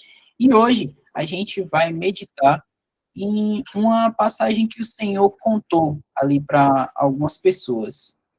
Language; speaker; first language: Portuguese; native; Portuguese